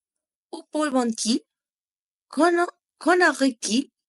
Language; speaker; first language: French; non-native, learner; Spanish